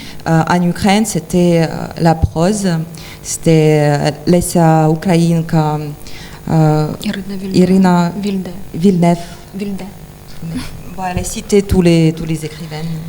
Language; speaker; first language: French; non-native, fluent; Ukrainian